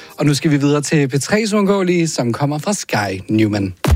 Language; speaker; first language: Danish; native; Danish